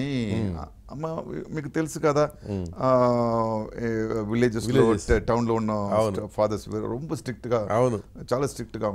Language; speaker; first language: Telugu; non-native, learner; Tamil